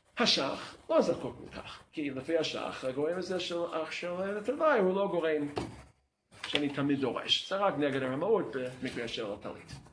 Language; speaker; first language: Hebrew; non-native, fluent; English